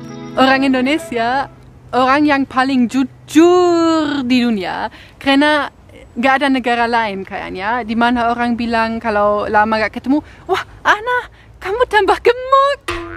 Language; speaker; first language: Indonesian; non-native, fluent; German